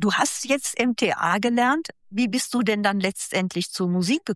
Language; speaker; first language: German; native; German